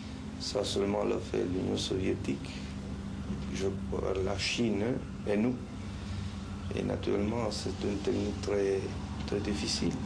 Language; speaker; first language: French; non-native, fluent; Spanish